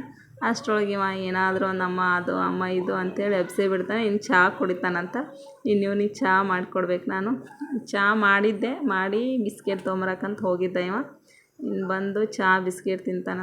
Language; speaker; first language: Kannada; native; Kannada